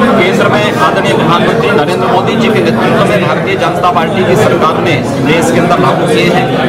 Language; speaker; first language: Hindi; native; Hindi